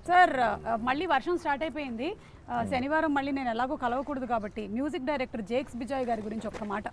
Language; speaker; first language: Telugu; native; Telugu